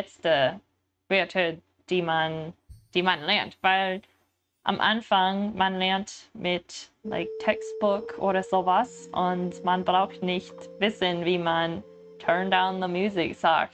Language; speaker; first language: German; non-native, learner; English